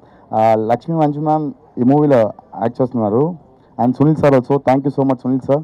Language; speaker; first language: Telugu; non-native, learner; Tamil